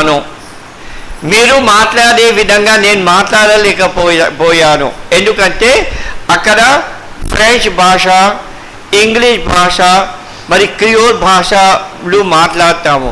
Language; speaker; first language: Telugu; early bilingual, heritage; Telugu